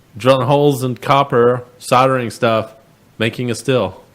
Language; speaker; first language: English; native; English